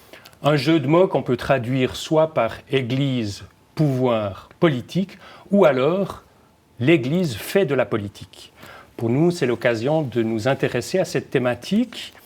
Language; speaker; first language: French; native; French